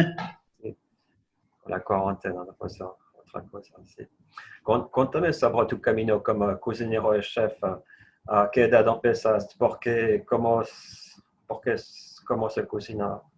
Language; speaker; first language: Spanish; non-native, learner; French